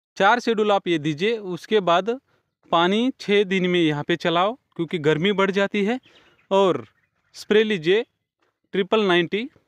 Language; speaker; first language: Hindi; non-native, local second language; Marathi